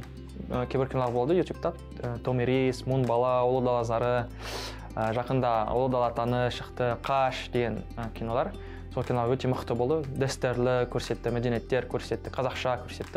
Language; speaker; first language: Kazakh; non-native, learner; French